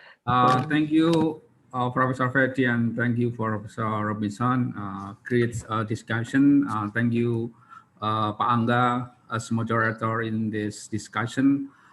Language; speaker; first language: English; non-native, learner; Indonesian